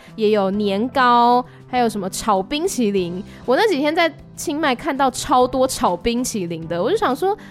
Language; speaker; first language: Chinese; native; Chinese